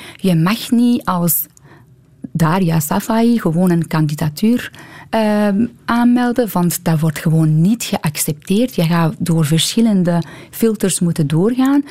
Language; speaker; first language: Dutch; non-native, fluent; Persian